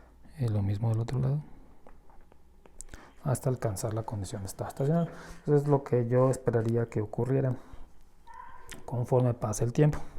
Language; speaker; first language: Spanish; native; Spanish